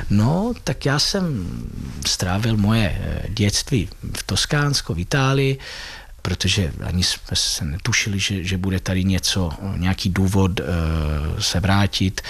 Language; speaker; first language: Czech; non-native, fluent; Italian